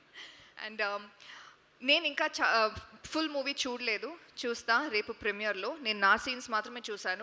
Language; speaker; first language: Telugu; non-native, local second language; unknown